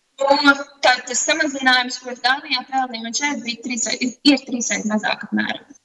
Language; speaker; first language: Latvian; native; Latvian